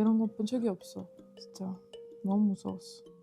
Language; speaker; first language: Korean; non-native, fluent; Ukrainian